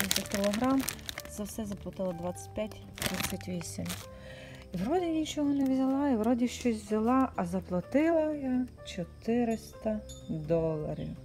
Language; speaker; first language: Ukrainian; non-native, local second language; Russian